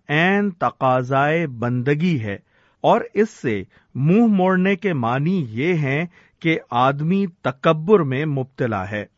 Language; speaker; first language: Urdu; native; Urdu